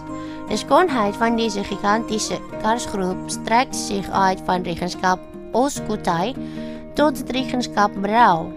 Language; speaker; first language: Dutch; non-native, learner; Indonesian